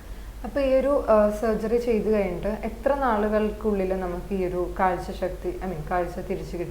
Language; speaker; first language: Malayalam; native; Malayalam